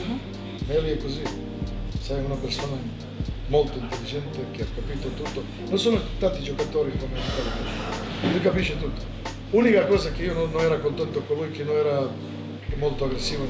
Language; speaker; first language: Italian; non-native, fluent; Serbian